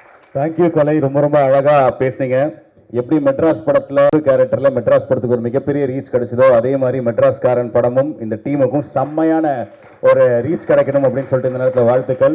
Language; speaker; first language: Tamil; native; Tamil